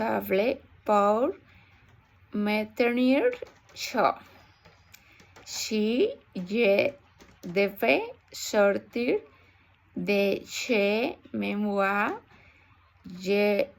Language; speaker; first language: French; non-native, learner; Spanish